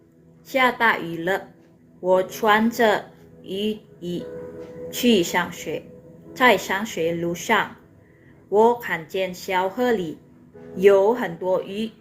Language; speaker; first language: Chinese; non-native, fluent; Indonesian